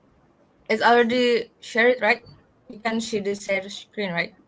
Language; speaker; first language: English; non-native, learner; Indonesian